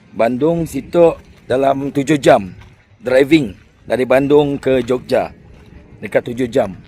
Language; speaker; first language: Malay; native; Malay